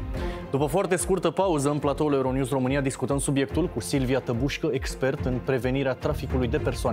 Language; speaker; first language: Romanian; native; Romanian